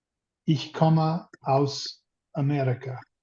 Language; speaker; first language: German; non-native, learner; English